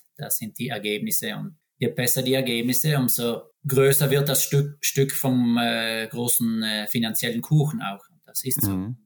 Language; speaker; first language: German; native; German